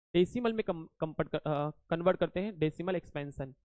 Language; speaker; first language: Hindi; native; Hindi